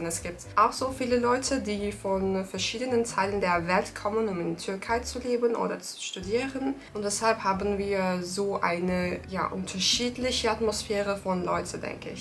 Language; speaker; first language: German; non-native, learner; Turkish